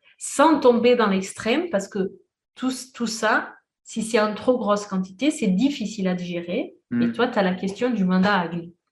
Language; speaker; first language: French; non-native, fluent; Portuguese